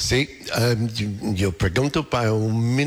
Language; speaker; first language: Spanish; non-native, learner; English